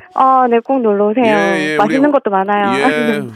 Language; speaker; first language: Korean; native; Korean